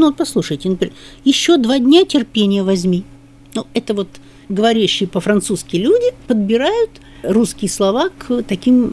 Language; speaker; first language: Russian; native; Russian